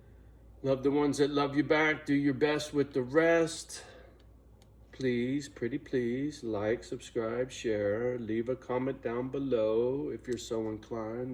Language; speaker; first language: English; native; English